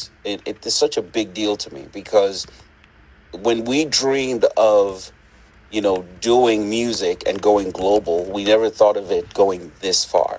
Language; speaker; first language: English; non-native, local second language; Yoruba